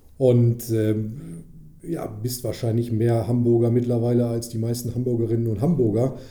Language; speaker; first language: German; native; German